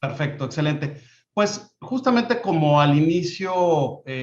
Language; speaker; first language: Spanish; native; Spanish